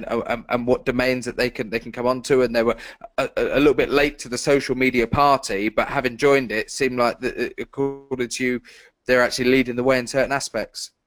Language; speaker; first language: English; native; English